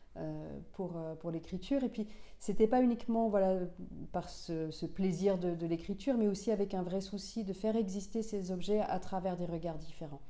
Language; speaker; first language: French; non-native, local second language; Finnish